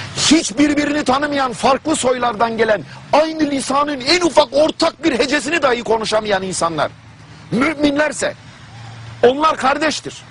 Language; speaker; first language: Turkish; non-native, fluent; German